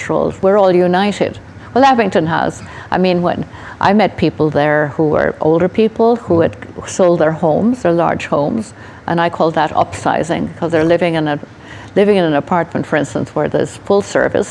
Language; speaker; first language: English; native; English